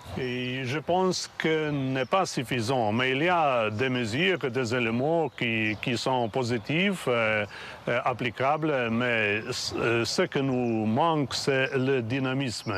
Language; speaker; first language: French; non-native, fluent; Slovenian